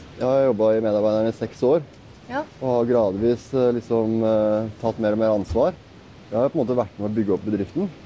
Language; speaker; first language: Norwegian; native; Norwegian